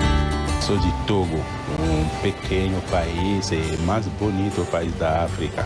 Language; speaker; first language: Portuguese; non-native, fluent; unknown